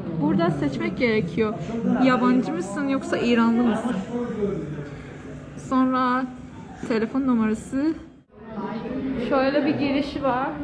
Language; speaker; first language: Turkish; non-native, learner; Persian